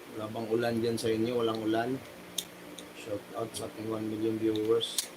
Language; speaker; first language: Filipino; native; Filipino